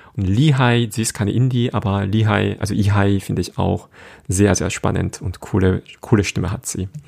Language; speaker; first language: German; non-native, fluent; Korean